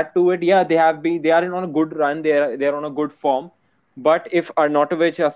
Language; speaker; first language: English; non-native, local second language; Hindi